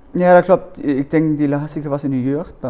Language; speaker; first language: Dutch; non-native, learner; German